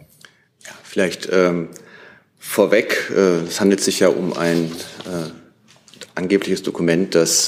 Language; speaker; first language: German; native; German